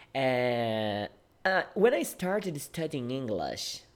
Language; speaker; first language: English; non-native, fluent; Portuguese